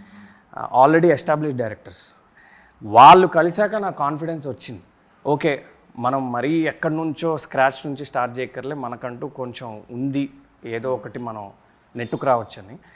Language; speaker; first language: Telugu; native; Telugu